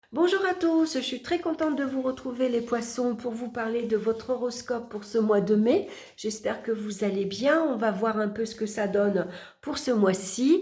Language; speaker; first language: French; native; French